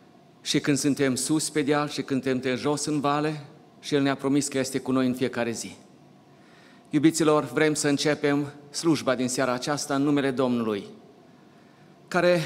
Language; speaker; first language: Romanian; native; Romanian